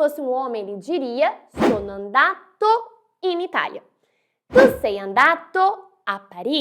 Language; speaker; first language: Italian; non-native, fluent; Portuguese